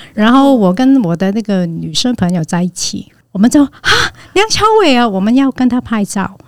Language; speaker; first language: Chinese; non-native, fluent; Cantonese